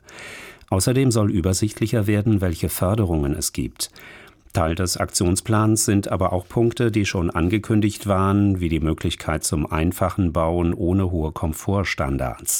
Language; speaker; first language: German; native; German